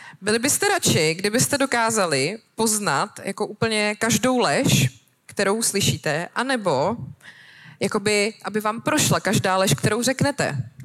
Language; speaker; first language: Czech; native; Czech